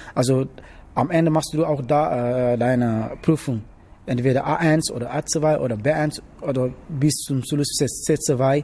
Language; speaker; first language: German; non-native, learner; Wolof